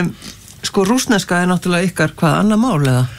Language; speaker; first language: Icelandic; native; Icelandic